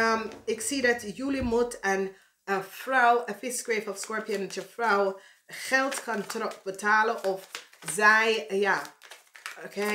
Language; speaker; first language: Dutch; non-native, learner; English